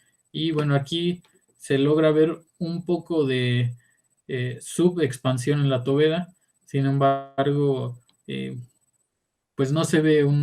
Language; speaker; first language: Spanish; native; Spanish